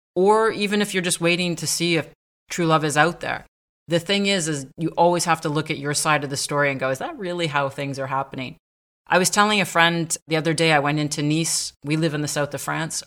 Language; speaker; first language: English; native; English